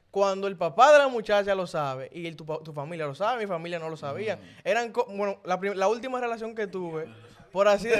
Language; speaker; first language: Spanish; native; Spanish